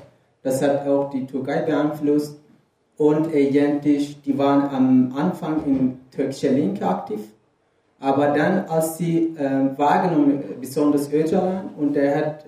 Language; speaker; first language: German; non-native, fluent; Kurdish